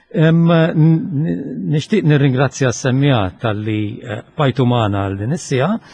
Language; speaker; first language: Maltese; native; Maltese